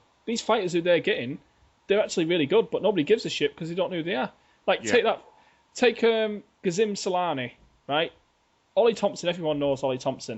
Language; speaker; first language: English; native; English